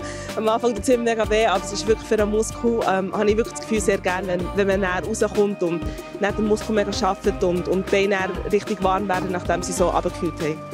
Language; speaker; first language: German; native; German